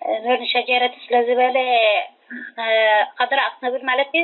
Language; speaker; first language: Arabic; non-native, learner; Tigrinya